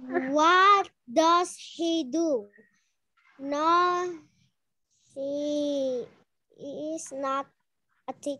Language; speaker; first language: English; non-native, learner; Indonesian